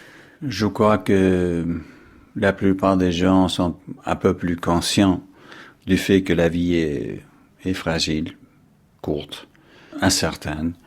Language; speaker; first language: French; non-native, fluent; English